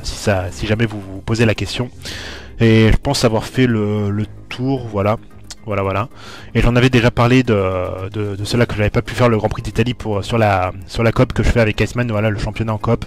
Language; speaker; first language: French; native; French